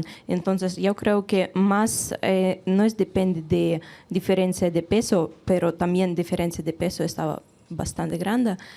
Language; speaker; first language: Spanish; non-native, fluent; Russian